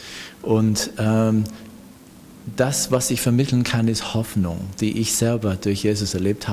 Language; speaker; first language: German; non-native, fluent; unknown